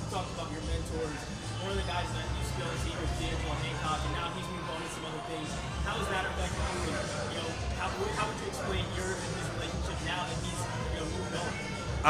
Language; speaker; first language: English; native; English